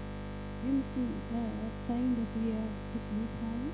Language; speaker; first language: German; non-native, fluent; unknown